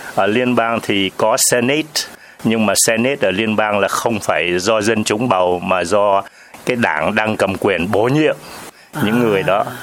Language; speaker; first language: Vietnamese; native; Vietnamese